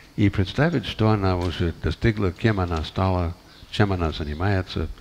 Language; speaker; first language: Russian; non-native, fluent; English